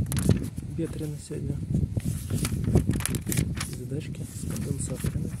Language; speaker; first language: Russian; native; Russian